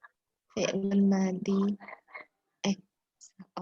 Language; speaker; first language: Arabic; non-native, learner; Indonesian